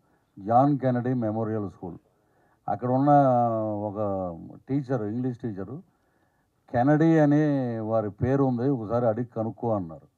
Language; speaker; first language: Telugu; native; Telugu